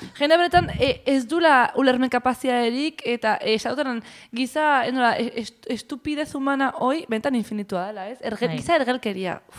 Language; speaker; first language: Basque; early bilingual, heritage; Basque